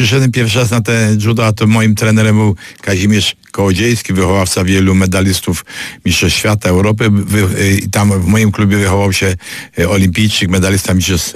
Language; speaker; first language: Polish; native; Polish